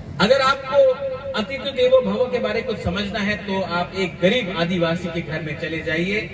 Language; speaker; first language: Hindi; non-native, local second language; Kok Borok